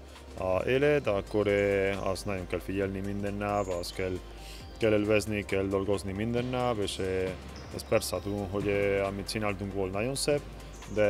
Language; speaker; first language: Hungarian; non-native, learner; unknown